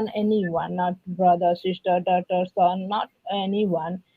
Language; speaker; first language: English; non-native, learner; Odia